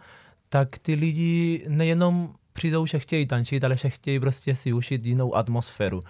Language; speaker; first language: Czech; non-native, fluent; Spanish